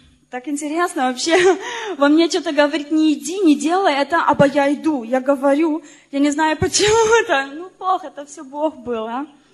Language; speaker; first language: Russian; non-native, learner; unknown